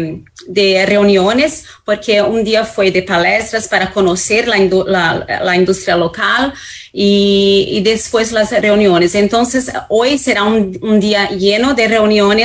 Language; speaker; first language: Spanish; non-native, fluent; Portuguese